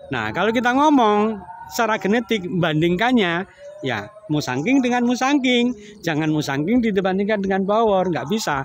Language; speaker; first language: Indonesian; native; Indonesian